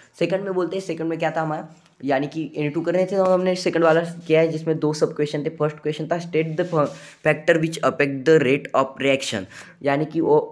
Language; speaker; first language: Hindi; non-native, local second language; Marathi